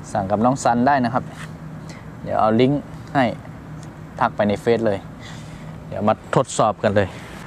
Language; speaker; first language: Thai; native; Thai